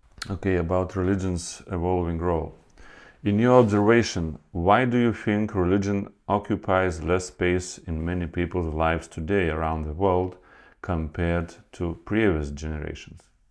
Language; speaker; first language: English; non-native, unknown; Lithuanian